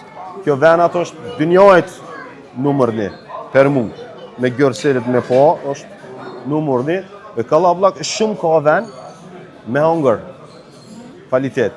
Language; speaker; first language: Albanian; early bilingual, heritage; Albanian